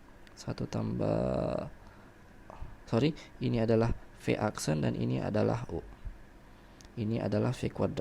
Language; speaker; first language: Indonesian; native; Indonesian